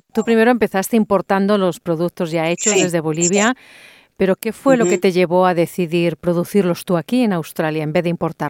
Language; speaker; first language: Spanish; native; Spanish